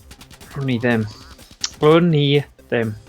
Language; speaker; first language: Welsh; native; Welsh